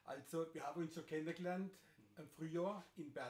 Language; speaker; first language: German; native; German